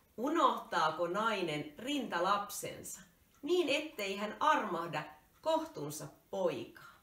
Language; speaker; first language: Finnish; native; Finnish